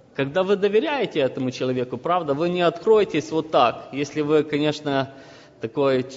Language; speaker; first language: Russian; non-native, local second language; Ukrainian